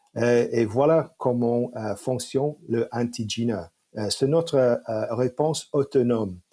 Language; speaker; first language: French; non-native, fluent; English